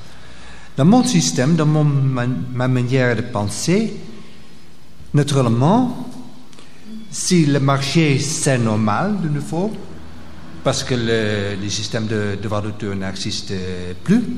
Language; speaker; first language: French; non-native, local second language; Dutch